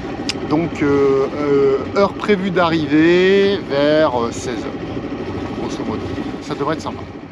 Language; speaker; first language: French; native; French